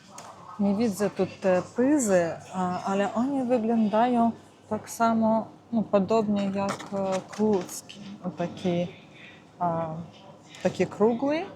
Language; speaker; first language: Polish; non-native, learner; Ukrainian